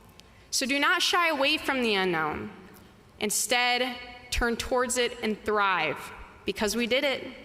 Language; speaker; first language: English; native; English